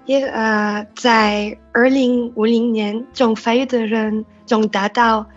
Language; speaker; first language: Chinese; non-native, learner; French